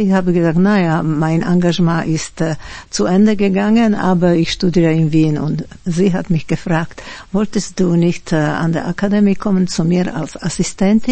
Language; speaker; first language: German; non-native, fluent; Slovak